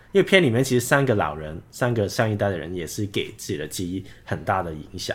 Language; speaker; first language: Chinese; non-native, local second language; Cantonese